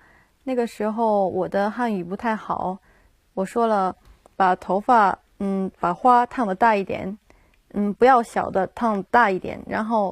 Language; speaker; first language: Chinese; non-native, learner; Japanese